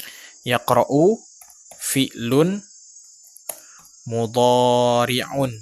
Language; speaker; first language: Arabic; non-native, fluent; Indonesian